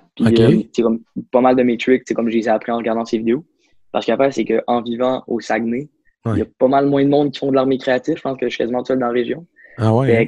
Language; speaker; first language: French; native; French